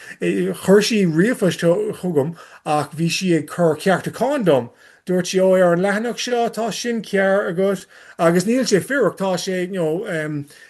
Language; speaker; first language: Irish; non-native, learner; English